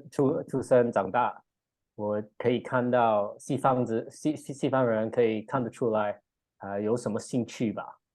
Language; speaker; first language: Chinese; early bilingual, heritage; English